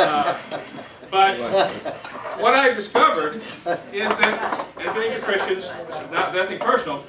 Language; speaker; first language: English; native; English